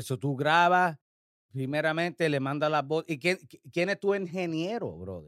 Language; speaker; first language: Spanish; early bilingual, heritage; Spanish